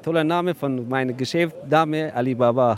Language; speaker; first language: German; non-native, learner; Persian